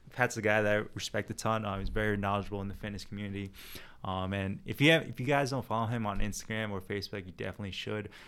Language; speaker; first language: English; native; English